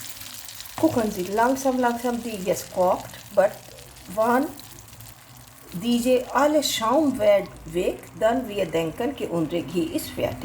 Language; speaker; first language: German; non-native, learner; Hindi